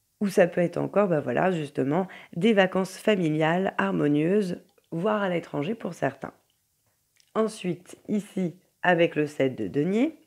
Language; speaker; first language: French; native; French